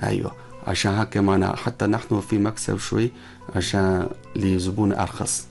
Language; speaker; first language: Arabic; non-native, learner; Chinese